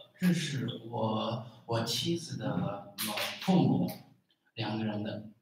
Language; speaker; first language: Chinese; non-native, local second language; Uyghur